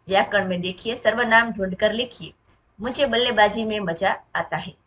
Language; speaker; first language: Hindi; non-native, local second language; Gujarati